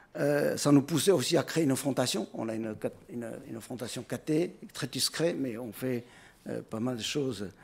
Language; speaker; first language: French; non-native, fluent; Chinese